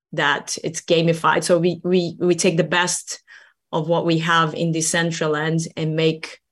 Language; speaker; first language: English; non-native, fluent; Portuguese